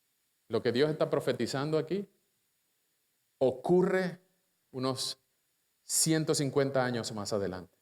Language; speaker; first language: Spanish; native; Spanish